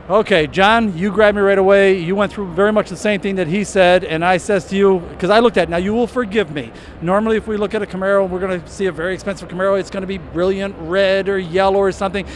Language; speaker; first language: English; native; English